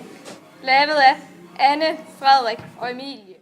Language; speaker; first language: Danish; native; Danish